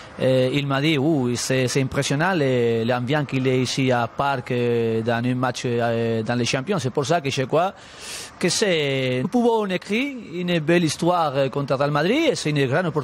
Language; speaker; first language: French; non-native, learner; Spanish